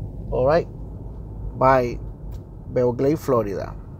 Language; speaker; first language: English; early bilingual, other home language; Spanish